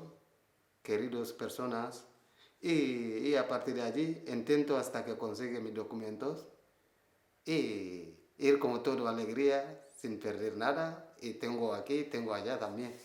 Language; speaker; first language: Spanish; non-native, learner; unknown